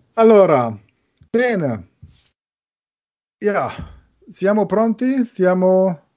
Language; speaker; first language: Italian; non-native, learner; German